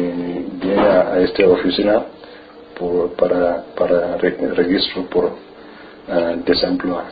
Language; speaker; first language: Spanish; non-native, learner; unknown